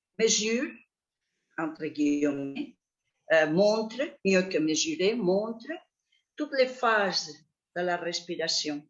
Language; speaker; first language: French; non-native, fluent; Catalan